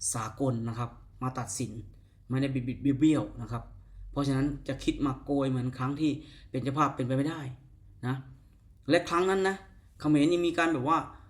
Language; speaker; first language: Thai; native; Thai